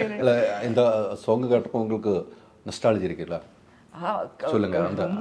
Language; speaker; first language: Tamil; non-native, learner; Malayalam